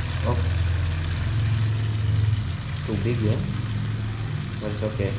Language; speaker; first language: English; non-native, fluent; Indonesian